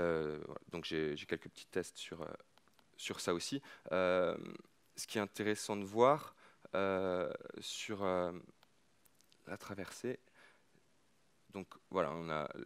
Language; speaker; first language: French; native; French